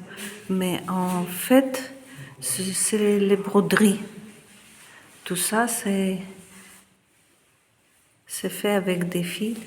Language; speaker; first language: French; non-native, fluent; Russian